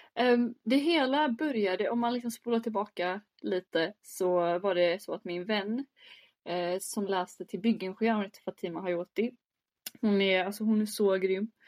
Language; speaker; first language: Swedish; early bilingual, other home language; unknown